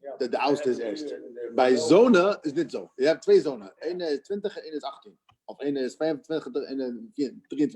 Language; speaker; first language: Dutch; non-native, fluent; English